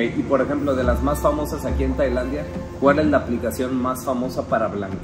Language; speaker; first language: Spanish; native; Spanish